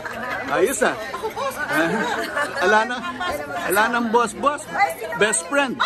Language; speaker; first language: Filipino; native; Filipino